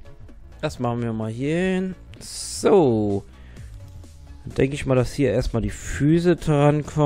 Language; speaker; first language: German; native; German